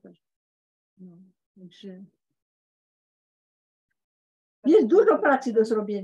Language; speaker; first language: Polish; early bilingual, heritage; Polish